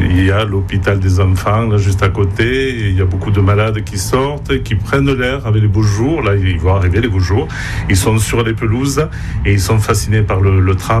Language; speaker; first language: French; native; French